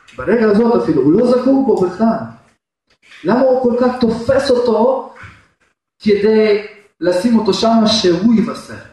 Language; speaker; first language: Hebrew; non-native, fluent; Russian